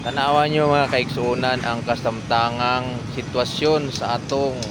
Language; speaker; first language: Cebuano; native; Cebuano